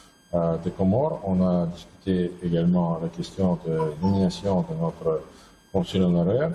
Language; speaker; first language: French; non-native, fluent; Russian